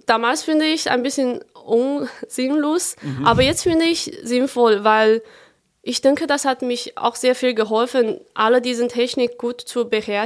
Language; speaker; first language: German; non-native, fluent; Chinese